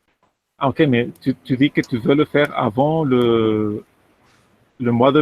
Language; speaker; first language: French; non-native, fluent; Spanish